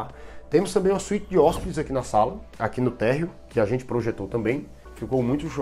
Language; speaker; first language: Portuguese; native; Portuguese